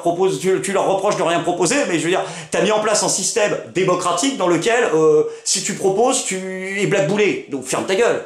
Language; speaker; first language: French; native; French